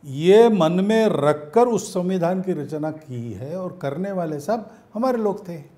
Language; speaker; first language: Hindi; non-native, local second language; Marathi